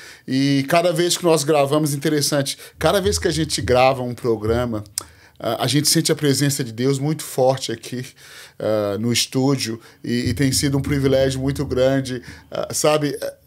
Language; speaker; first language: Portuguese; native; Portuguese